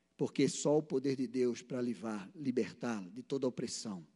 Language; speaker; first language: Portuguese; native; Portuguese